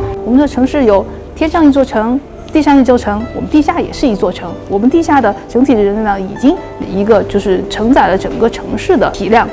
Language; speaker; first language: Chinese; native; Chinese